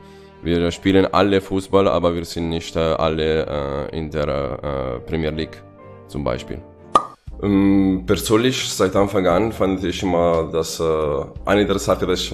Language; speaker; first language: German; non-native, fluent; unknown